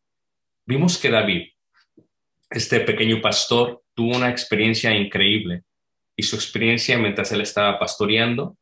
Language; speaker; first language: Spanish; native; Spanish